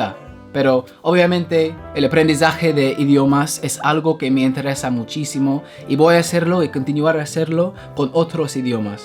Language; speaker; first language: Spanish; non-native, fluent; English